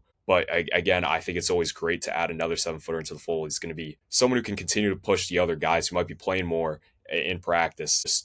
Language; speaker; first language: English; native; English